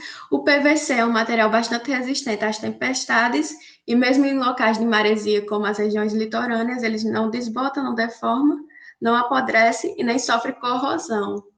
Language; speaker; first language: Portuguese; native; Portuguese